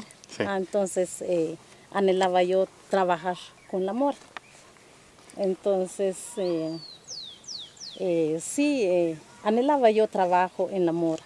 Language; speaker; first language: Spanish; non-native, local second language; Kaqchikel